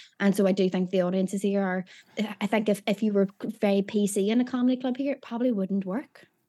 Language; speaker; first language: English; native; English